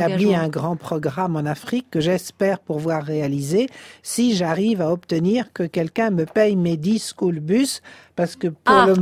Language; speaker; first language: French; native; French